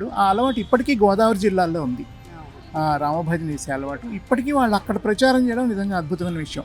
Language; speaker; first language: Telugu; native; Telugu